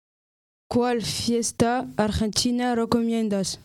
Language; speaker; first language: Spanish; non-native, learner; French